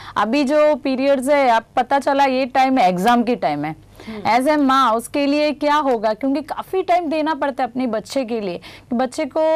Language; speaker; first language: Hindi; non-native, local second language; Gujarati